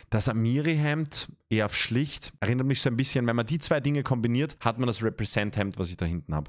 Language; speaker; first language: German; native; German